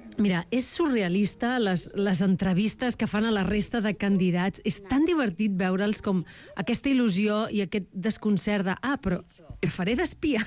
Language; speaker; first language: Catalan; native; Catalan